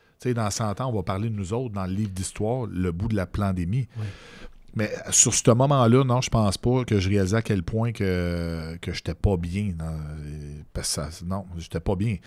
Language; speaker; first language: French; native; French